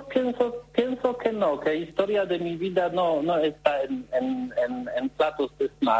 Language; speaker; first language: Spanish; non-native, learner; Polish